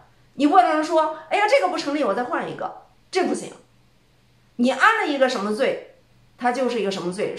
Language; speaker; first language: Chinese; native; Chinese